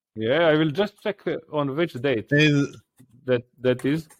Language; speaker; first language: English; non-native, learner; Croatian